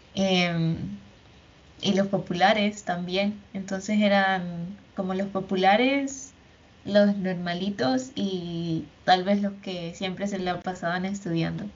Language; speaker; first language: Spanish; native; Spanish